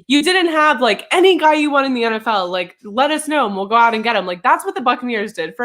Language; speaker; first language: English; native; English